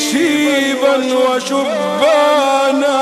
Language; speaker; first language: Arabic; native; Arabic